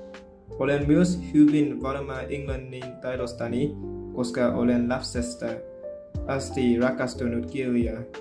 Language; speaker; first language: Finnish; non-native, fluent; Vietnamese